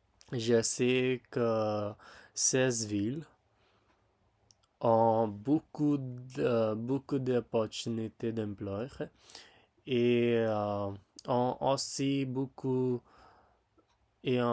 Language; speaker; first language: French; non-native, learner; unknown